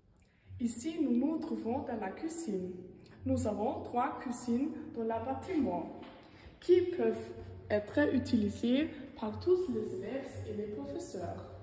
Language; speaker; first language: French; non-native, learner; German